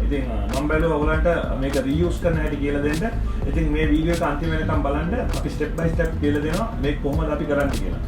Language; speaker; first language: Sinhala; non-native, local second language; Tamil